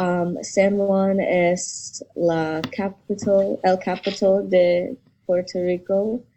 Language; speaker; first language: Spanish; non-native, learner; English